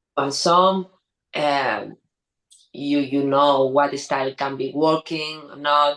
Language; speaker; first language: English; non-native, learner; Spanish